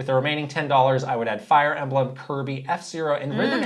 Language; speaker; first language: English; native; English